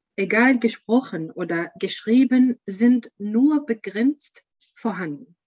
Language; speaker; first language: German; non-native, learner; Arabic